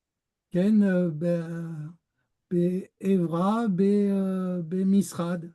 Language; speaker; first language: Hebrew; non-native, learner; French